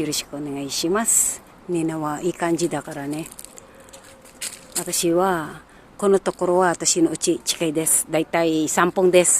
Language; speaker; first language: Japanese; non-native, learner; Filipino